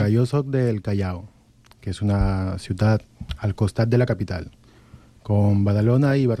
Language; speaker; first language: Catalan; non-native, learner; Spanish